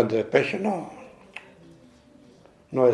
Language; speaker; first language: Italian; non-native, learner; Maltese